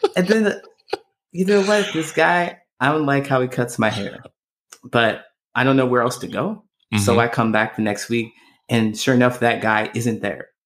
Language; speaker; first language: English; native; English